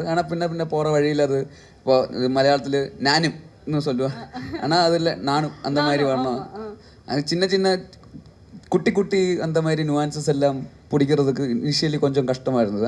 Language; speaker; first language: Tamil; non-native, learner; Malayalam